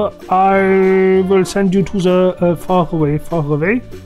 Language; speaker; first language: English; non-native, learner; German